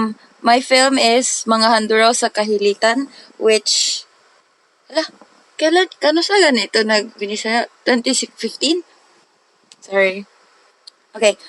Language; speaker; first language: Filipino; non-native, local second language; Cebuano